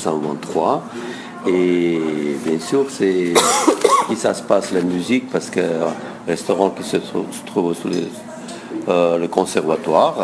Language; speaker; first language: French; non-native, fluent; Russian